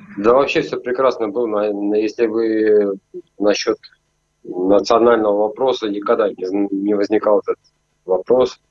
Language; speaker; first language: Russian; native; Russian